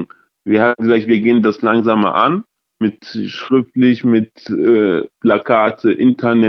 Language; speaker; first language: German; early bilingual, other home language; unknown